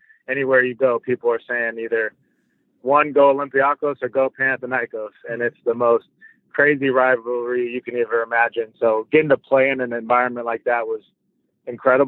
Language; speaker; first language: English; native; English